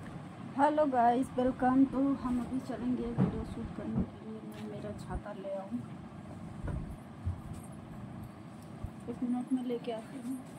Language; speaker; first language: Hindi; native; Hindi